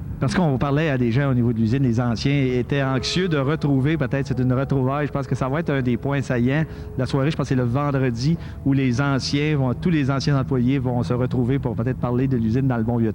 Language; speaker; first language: French; native; French